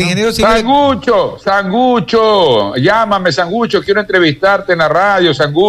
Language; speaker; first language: Spanish; native; Spanish